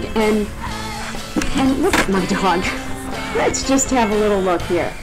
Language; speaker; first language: English; native; English